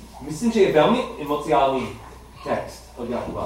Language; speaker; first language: Czech; non-native, learner; English